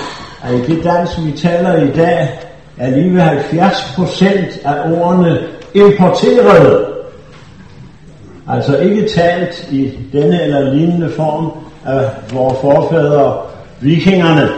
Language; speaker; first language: Danish; native; Danish